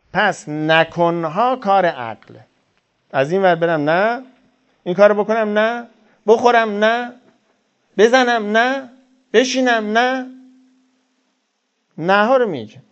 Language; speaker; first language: Persian; native; Persian